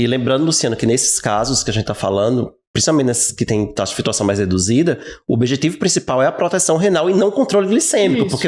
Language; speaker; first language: Portuguese; native; Portuguese